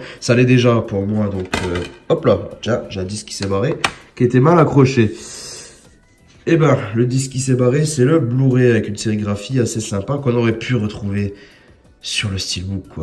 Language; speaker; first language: French; native; French